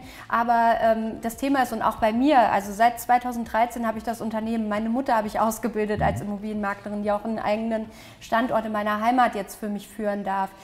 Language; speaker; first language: German; native; German